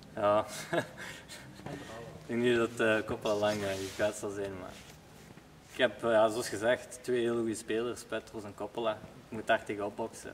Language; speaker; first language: Dutch; native; Dutch